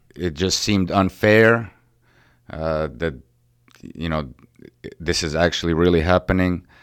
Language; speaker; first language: English; early bilingual, other home language; Ukrainian